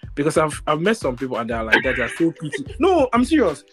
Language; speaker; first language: English; non-native, local second language; Igbo